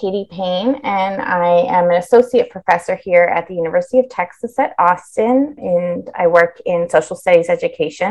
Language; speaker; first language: English; native; English